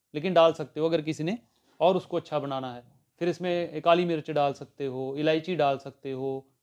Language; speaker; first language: Hindi; native; Hindi